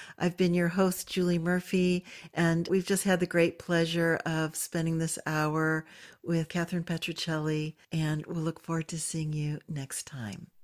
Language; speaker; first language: English; native; English